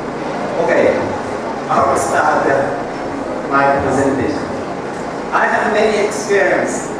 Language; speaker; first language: English; non-native, learner; Japanese